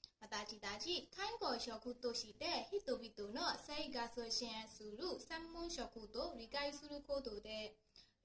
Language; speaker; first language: Japanese; non-native, learner; Burmese